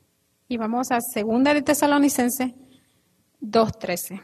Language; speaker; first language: Spanish; native; Spanish